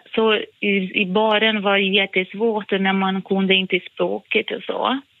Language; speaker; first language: Swedish; non-native, fluent; Portuguese